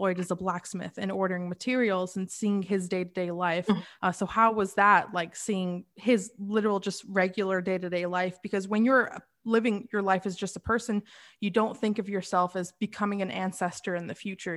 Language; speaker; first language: English; native; English